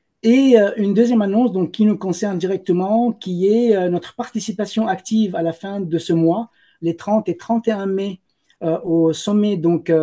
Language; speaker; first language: French; native; French